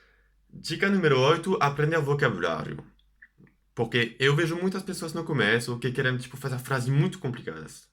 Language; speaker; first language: Portuguese; non-native, fluent; French